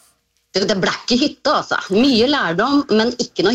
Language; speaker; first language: Norwegian; native; Norwegian